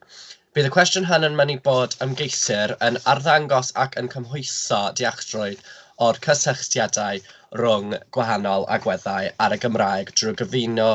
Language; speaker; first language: Welsh; non-native, local second language; English